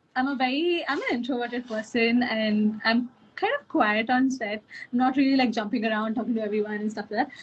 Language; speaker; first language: English; non-native, local second language; Kannada